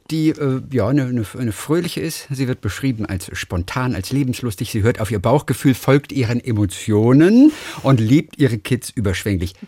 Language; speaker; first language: German; native; German